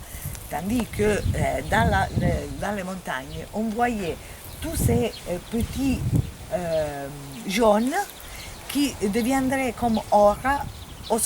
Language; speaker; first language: French; non-native, fluent; Italian